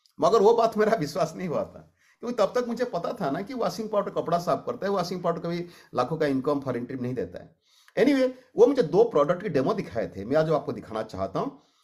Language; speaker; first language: Hindi; non-native, local second language; Odia